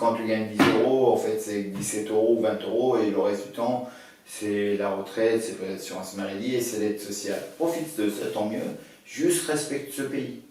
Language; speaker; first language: French; early bilingual, other home language; Persian